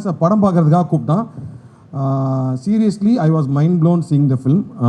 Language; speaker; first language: Tamil; native; Tamil